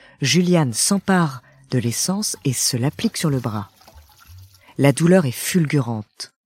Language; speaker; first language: French; native; French